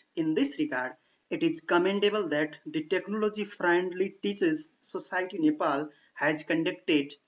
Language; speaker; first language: English; non-native, local second language; Nepali